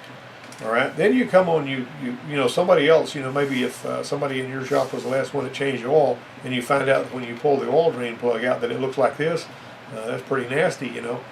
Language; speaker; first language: English; native; English